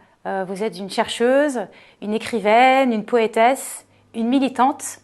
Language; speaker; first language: French; native; French